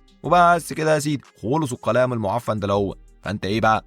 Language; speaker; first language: Arabic; native; Arabic